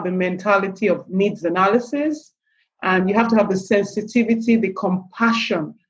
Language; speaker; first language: English; non-native, local second language; Yoruba